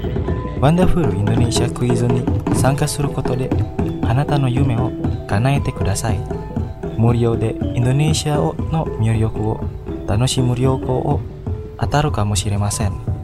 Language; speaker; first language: Japanese; non-native, fluent; Indonesian